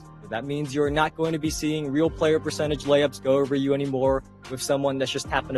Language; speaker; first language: English; native; English